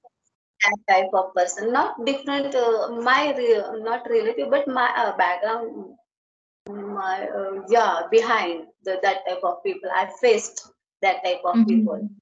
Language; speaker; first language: English; non-native, learner; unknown